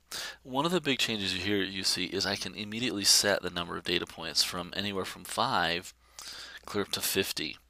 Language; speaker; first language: English; native; English